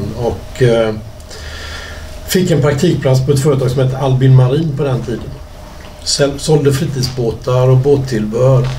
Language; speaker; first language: Swedish; native; Swedish